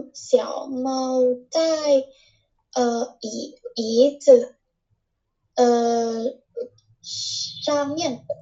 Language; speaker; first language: Chinese; non-native, learner; Vietnamese